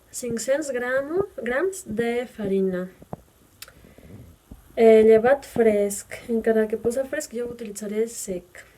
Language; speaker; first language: Catalan; non-native, fluent; Spanish